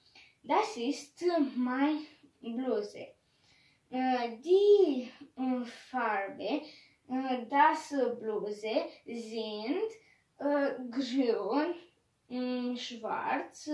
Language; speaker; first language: German; non-native, learner; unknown